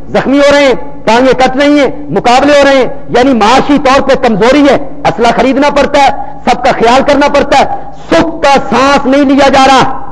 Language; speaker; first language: Urdu; non-native, local second language; Punjabi